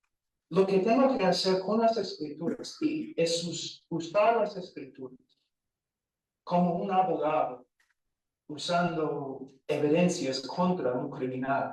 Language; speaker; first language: Spanish; non-native, fluent; English